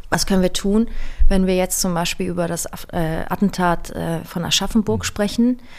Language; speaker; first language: German; early bilingual, other home language; Persian